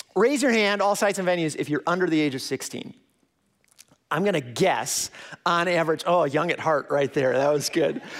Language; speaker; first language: English; native; English